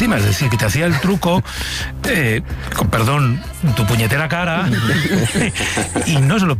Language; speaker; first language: Spanish; native; Spanish